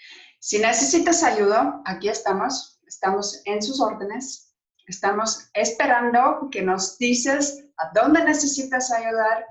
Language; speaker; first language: Spanish; non-native, fluent; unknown